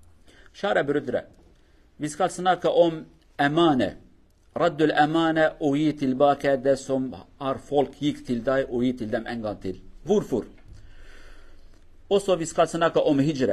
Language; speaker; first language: Swedish; non-native, learner; Kurdish